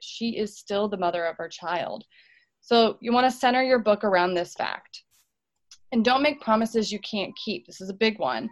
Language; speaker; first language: English; native; English